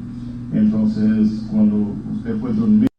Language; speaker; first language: Spanish; non-native, fluent; English